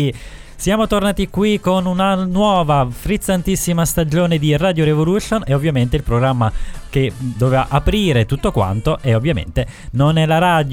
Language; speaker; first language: Italian; native; Italian